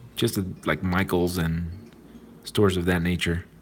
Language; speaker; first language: English; early bilingual, other home language; Spanish